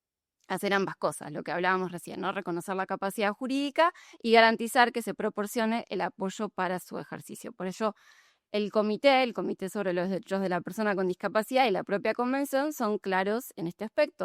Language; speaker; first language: Spanish; native; Spanish